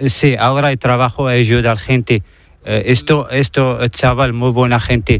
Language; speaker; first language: Spanish; non-native, learner; Arabic